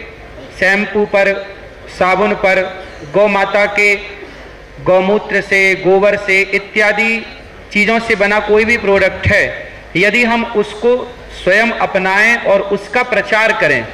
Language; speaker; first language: Hindi; native; Hindi